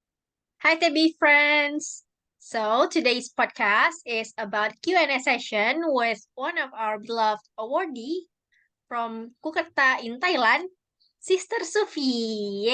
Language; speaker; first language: English; non-native, learner; Indonesian